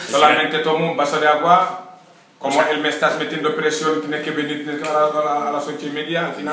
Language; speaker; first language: Spanish; non-native, learner; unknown